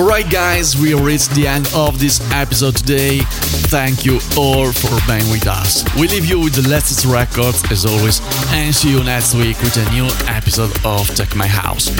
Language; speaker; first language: English; non-native, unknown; Italian